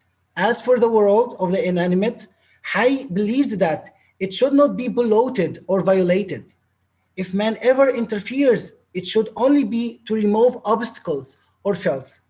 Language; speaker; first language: English; non-native, local second language; Arabic